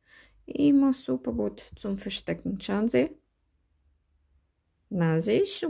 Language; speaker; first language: German; non-native, learner; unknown